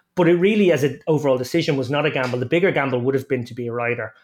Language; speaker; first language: English; native; English